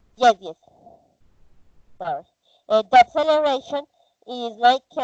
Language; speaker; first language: English; non-native, learner; Spanish